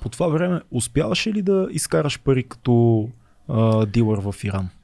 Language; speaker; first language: Bulgarian; native; Bulgarian